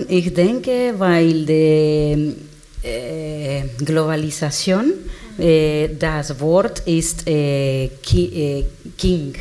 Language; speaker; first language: German; non-native, learner; Spanish